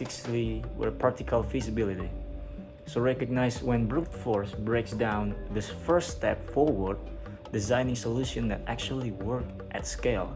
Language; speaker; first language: English; non-native, learner; Indonesian